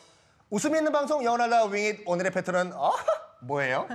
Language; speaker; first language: Korean; native; Korean